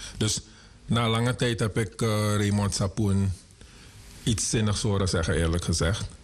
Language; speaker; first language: Dutch; native; Dutch